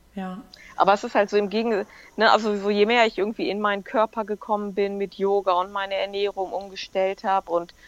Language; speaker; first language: German; native; German